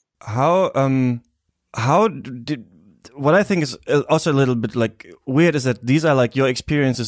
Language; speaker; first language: English; non-native, fluent; German